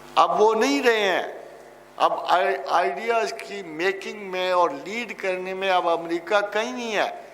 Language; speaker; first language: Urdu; non-native, local second language; Punjabi